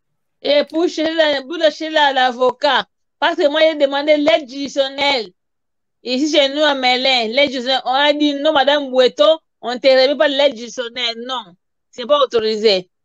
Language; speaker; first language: French; non-native, learner; Portuguese